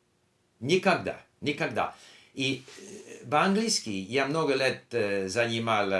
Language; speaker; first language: Russian; non-native, learner; English